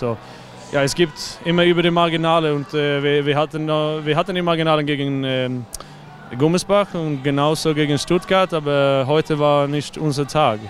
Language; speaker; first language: German; non-native, fluent; Swedish